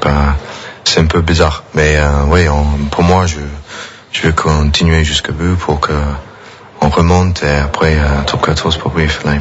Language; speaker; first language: French; non-native, fluent; English